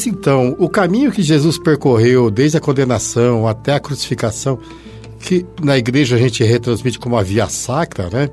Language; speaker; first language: Portuguese; native; Portuguese